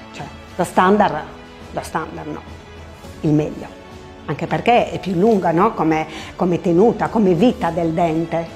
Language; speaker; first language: Italian; native; Italian